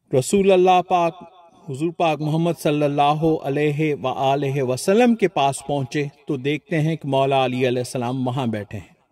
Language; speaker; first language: Urdu; non-native, local second language; Sindhi